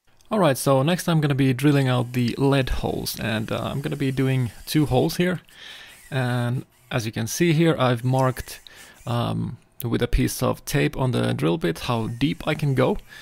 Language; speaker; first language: English; non-native, fluent; Finnish